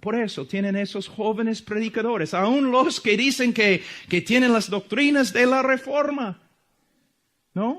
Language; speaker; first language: Spanish; non-native, fluent; English